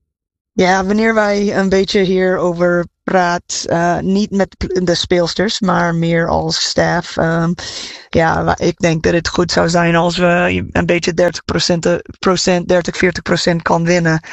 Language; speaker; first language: Dutch; non-native, fluent; English